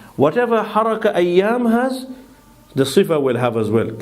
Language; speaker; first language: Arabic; non-native, fluent; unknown